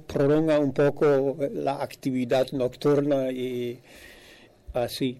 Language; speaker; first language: Spanish; non-native, fluent; German